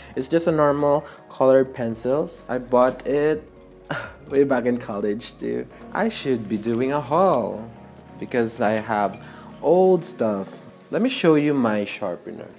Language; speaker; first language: English; non-native, local second language; Filipino